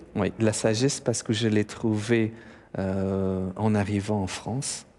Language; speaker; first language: French; non-native, fluent; Persian